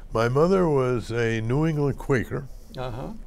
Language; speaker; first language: English; native; English